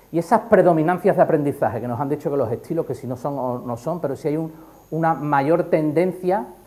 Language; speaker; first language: Spanish; native; Spanish